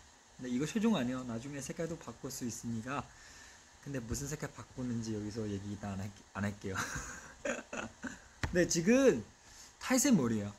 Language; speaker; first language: Korean; non-native, fluent; Chinese